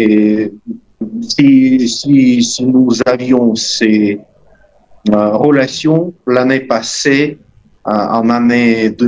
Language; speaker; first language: French; non-native, fluent; Russian